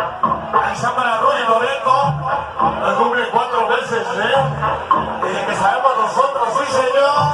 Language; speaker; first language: Spanish; native; Spanish